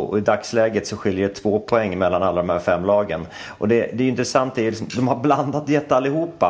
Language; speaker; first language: Swedish; native; Swedish